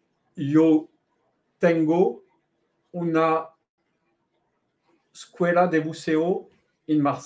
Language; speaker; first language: Spanish; non-native, learner; French